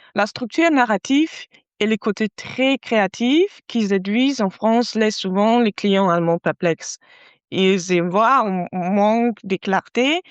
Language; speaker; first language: French; non-native, fluent; German